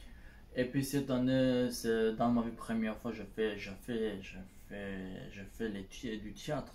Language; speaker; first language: French; non-native, learner; Turkish